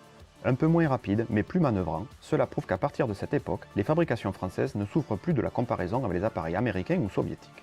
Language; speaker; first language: French; native; French